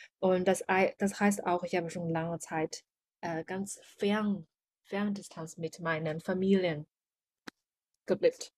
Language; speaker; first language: German; non-native, learner; Chinese